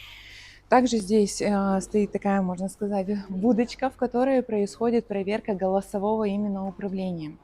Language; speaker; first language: Russian; native; Russian